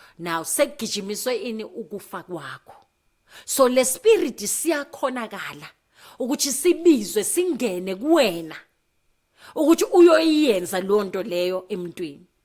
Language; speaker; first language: Zulu; non-native, local second language; Southern Sotho